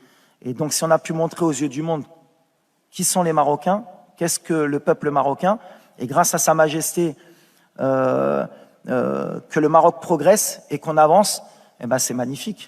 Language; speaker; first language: French; native; French